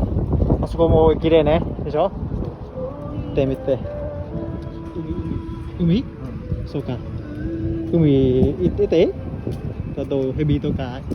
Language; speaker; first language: Japanese; non-native, learner; Hmong